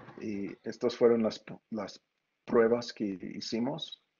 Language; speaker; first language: Spanish; early bilingual, heritage; Spanish